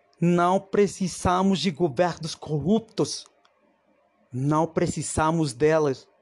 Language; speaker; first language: Portuguese; non-native, fluent; Spanish